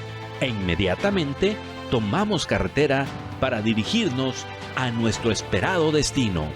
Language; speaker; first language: Spanish; native; Spanish